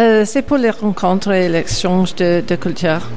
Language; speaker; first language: French; non-native, learner; English